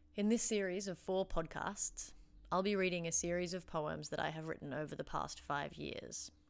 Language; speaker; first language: English; native; English